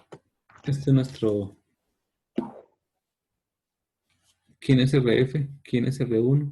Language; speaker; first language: Spanish; native; Spanish